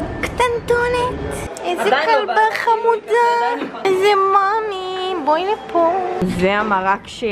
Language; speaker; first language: Hebrew; native; Hebrew